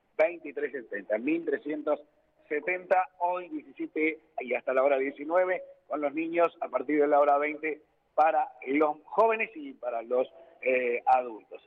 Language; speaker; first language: Spanish; native; Spanish